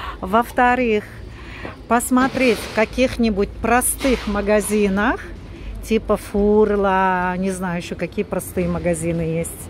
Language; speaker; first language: Russian; native; Russian